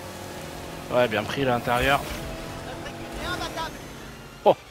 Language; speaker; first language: French; native; French